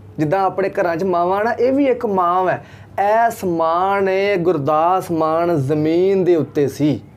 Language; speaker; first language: Punjabi; native; Punjabi